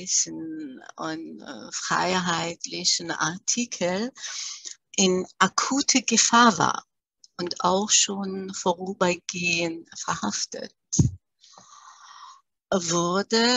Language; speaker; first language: German; early bilingual, other home language; Persian